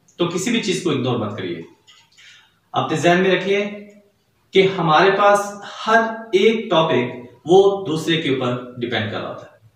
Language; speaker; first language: Urdu; native; Urdu